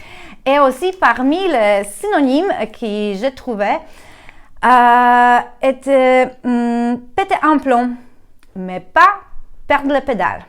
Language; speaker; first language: French; non-native, learner; Polish